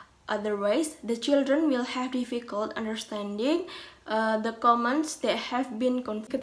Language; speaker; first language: English; non-native, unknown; Indonesian